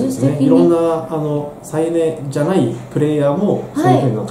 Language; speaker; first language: Japanese; native; Japanese